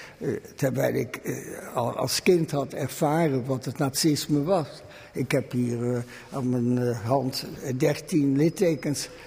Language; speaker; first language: Dutch; early bilingual, other home language; German